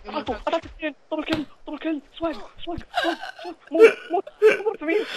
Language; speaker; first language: Arabic; native; Arabic